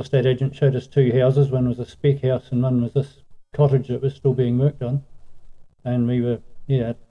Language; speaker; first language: English; native; English